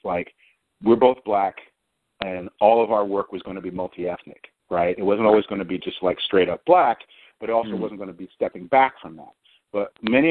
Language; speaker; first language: English; native; English